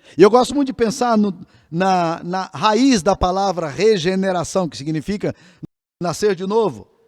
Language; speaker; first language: Portuguese; native; Portuguese